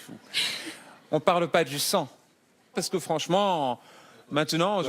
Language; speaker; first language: French; native; French